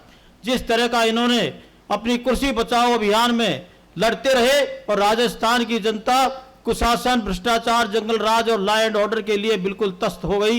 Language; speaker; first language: Hindi; native; Hindi